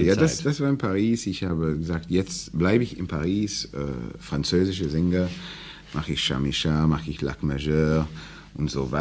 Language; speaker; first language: German; non-native, learner; English